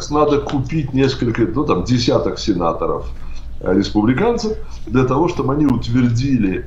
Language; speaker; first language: Russian; native; Russian